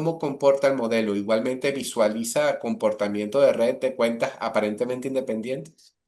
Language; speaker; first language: Spanish; native; Spanish